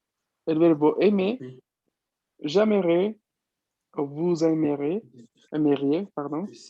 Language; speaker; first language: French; non-native, fluent; Spanish